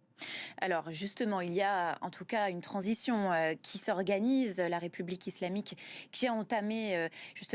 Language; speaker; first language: French; native; French